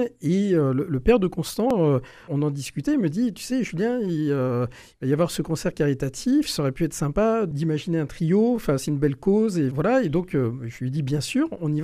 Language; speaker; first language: French; native; French